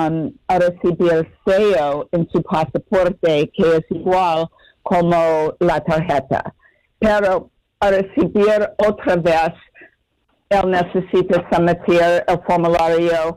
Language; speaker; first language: Spanish; non-native, fluent; English